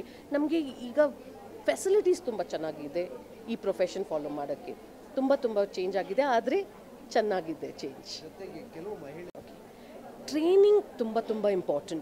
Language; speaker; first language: Kannada; non-native, fluent; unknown